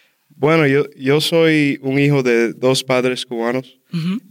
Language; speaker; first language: Spanish; early bilingual, heritage; Spanish